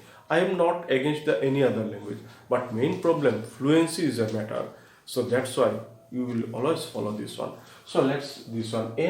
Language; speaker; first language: English; non-native, local second language; Bangla